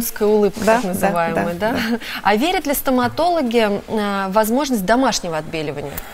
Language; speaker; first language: Russian; native; Russian